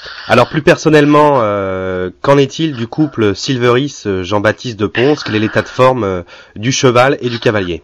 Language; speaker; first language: French; native; French